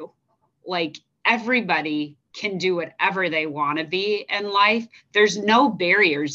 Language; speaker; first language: English; native; English